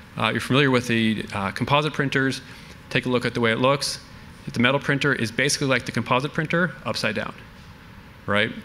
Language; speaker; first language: English; native; English